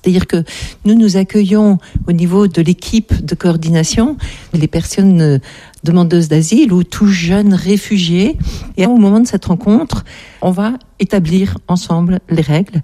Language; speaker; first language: French; native; French